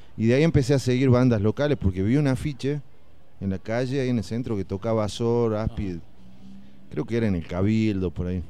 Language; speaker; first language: Spanish; native; Spanish